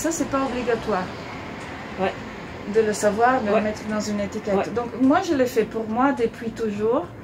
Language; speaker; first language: French; non-native, fluent; Italian